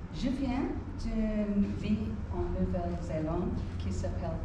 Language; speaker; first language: French; non-native, learner; English